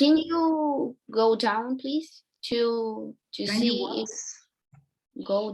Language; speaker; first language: English; non-native, learner; Spanish